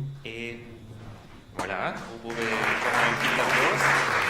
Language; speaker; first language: French; non-native, fluent; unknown